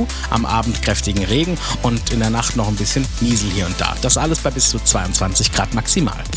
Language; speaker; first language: German; native; German